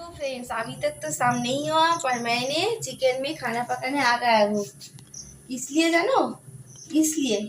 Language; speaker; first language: Hindi; non-native, local second language; Bangla